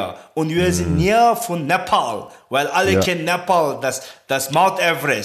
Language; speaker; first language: German; non-native, learner; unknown